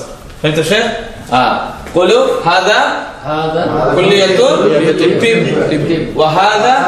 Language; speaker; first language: Arabic; non-native, fluent; Tamil